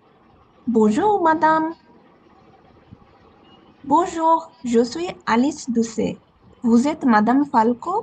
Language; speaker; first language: French; non-native, learner; Bangla